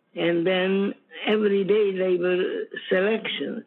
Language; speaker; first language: English; non-native, fluent; Ukrainian